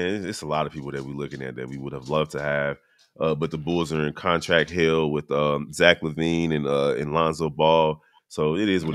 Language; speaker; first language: English; native; English